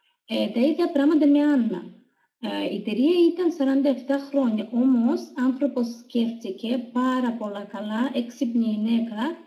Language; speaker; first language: Greek; non-native, fluent; Russian